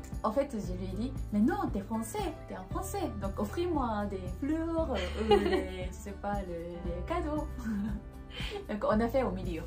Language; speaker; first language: French; non-native, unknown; Japanese